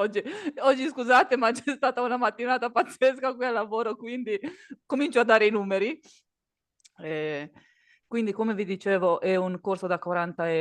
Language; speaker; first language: Italian; native; Italian